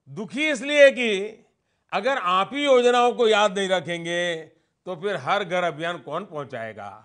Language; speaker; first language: Hindi; non-native, local second language; Gujarati